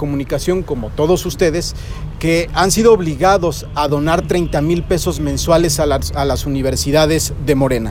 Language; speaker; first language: Spanish; native; Spanish